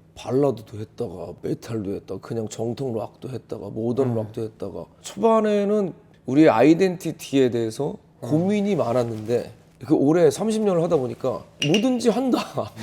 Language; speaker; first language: Korean; native; Korean